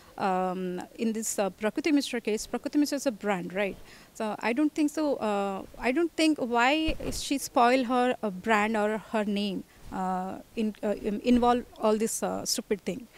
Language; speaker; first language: English; non-native, local second language; Odia